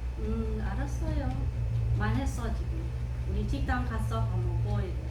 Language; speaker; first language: Korean; non-native, learner; Thai